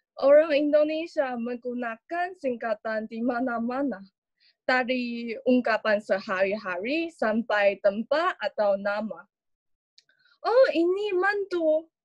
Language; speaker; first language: Indonesian; non-native, learner; Chinese